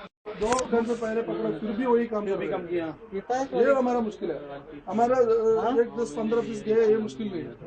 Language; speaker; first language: Hindi; non-native, local second language; Malayalam